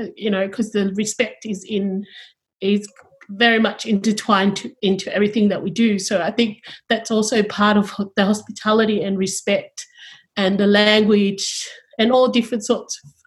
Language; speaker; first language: English; early bilingual, other home language; Tongan